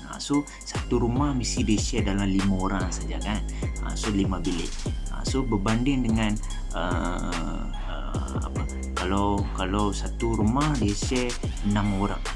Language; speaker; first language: Malay; native; Malay